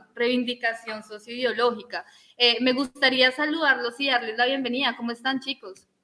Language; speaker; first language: Spanish; native; Spanish